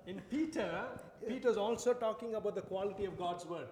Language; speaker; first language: English; non-native, local second language; Tamil